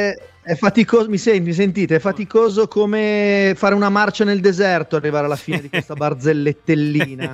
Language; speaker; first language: Italian; native; Italian